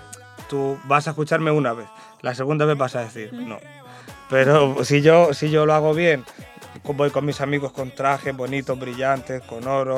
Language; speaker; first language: Spanish; native; Spanish